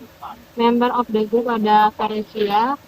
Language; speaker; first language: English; non-native, learner; Indonesian